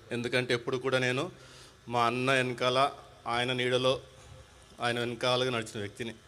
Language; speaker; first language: Telugu; non-native, local second language; Hindi